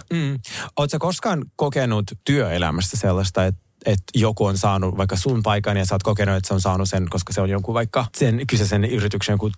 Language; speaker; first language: Finnish; early bilingual, other home language; Russian